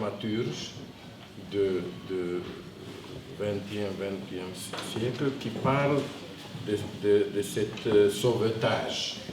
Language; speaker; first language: French; non-native, fluent; Hungarian